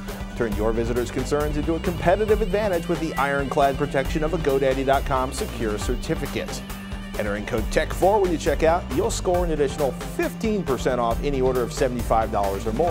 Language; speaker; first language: English; native; English